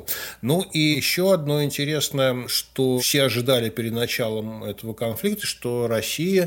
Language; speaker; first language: Russian; native; Russian